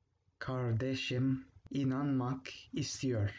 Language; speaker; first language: Turkish; non-native, fluent; English